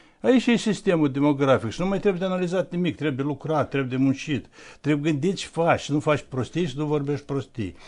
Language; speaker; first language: Romanian; native; Romanian